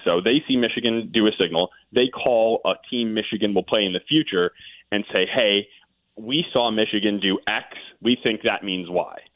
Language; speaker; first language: English; native; English